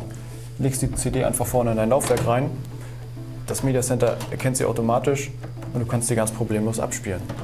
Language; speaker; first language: German; native; German